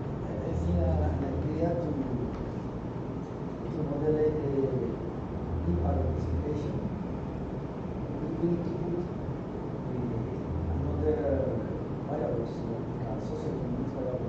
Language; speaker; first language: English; non-native, learner; Spanish